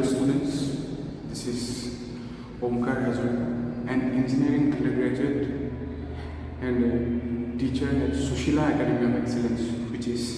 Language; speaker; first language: English; non-native, local second language; Assamese